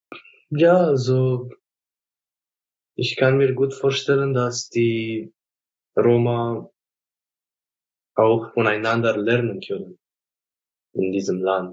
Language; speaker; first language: German; non-native, fluent; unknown